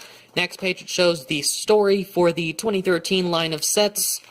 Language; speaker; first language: English; native; English